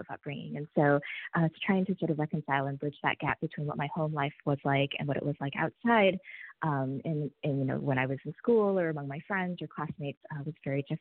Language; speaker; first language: English; native; English